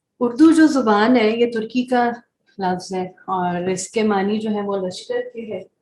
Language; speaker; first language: Urdu; native; Urdu